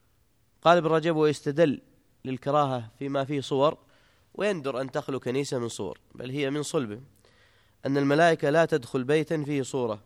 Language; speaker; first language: Arabic; native; Arabic